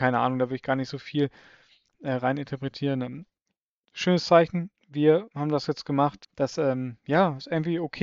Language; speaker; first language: German; native; German